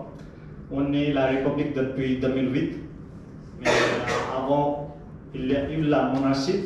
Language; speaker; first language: French; non-native, fluent; Nepali